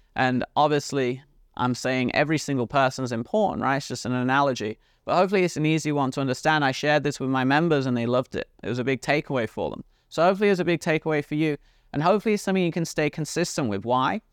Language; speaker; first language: English; native; English